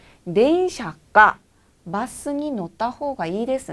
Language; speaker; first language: Japanese; non-native, fluent; Korean